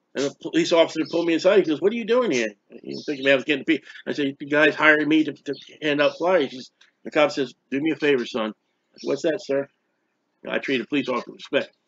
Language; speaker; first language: English; native; English